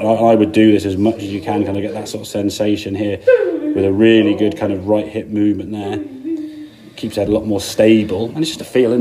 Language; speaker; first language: English; native; English